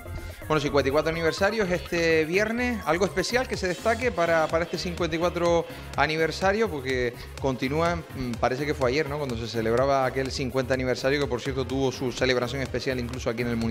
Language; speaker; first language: Spanish; native; Spanish